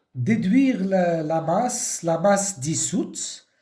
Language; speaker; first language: French; non-native, local second language; Arabic